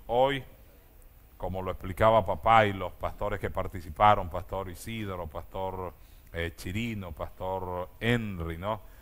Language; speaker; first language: Spanish; native; Spanish